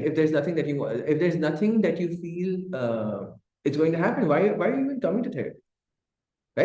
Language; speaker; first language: English; non-native, local second language; Urdu